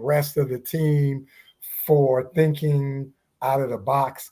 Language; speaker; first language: English; native; English